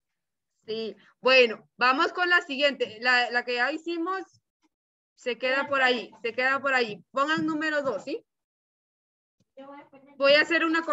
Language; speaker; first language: Spanish; native; Spanish